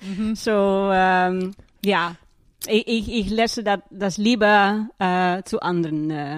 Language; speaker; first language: German; non-native, learner; Dutch